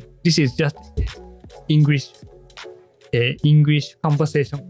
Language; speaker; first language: English; non-native, learner; Japanese